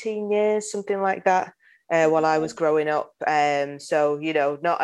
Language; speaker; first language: English; native; English